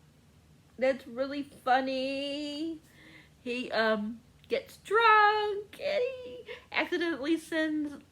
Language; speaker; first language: English; native; English